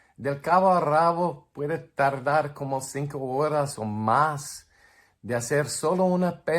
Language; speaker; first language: Spanish; non-native, fluent; English